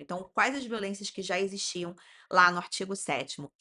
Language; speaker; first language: Portuguese; native; Portuguese